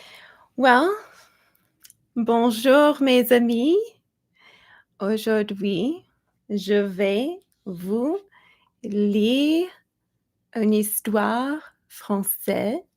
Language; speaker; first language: French; non-native, learner; English